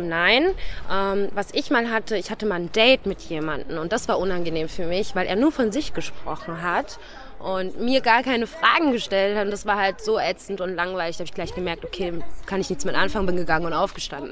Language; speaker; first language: German; native; German